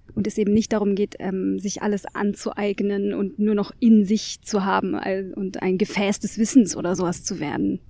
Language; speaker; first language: German; native; German